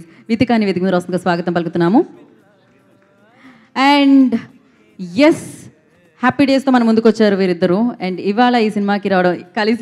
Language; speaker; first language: Telugu; native; Telugu